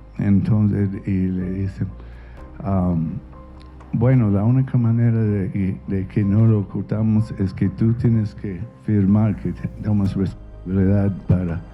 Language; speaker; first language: Spanish; non-native, fluent; English